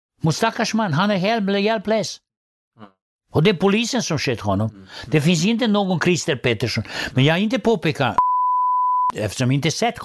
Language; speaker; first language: Swedish; non-native, fluent; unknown